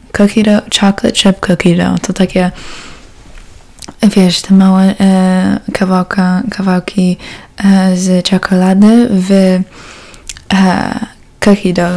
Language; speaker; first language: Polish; early bilingual, heritage; Polish